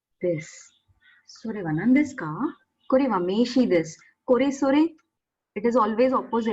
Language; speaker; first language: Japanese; non-native, fluent; Marathi